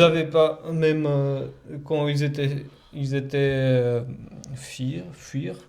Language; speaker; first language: French; non-native, fluent; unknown